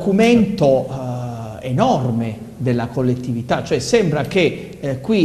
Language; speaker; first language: Italian; native; Italian